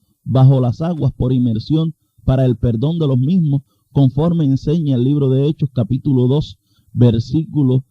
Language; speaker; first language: Spanish; native; Spanish